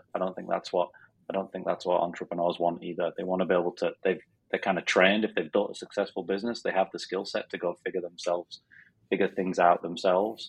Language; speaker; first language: English; native; English